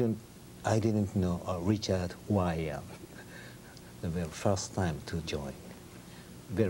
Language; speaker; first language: English; non-native, learner; Japanese